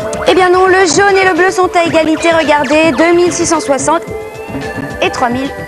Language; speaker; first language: French; native; French